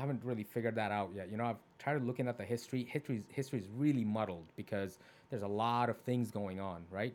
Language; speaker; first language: English; non-native, local second language; Punjabi